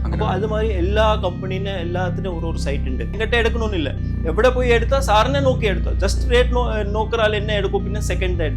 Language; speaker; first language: Malayalam; non-native, local second language; Tamil